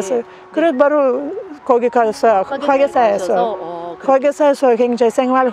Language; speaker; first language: Korean; non-native, learner; Lithuanian